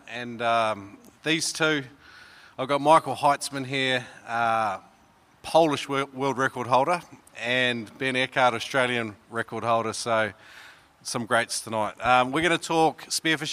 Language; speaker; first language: English; native; English